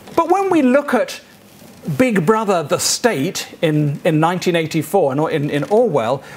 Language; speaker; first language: English; native; English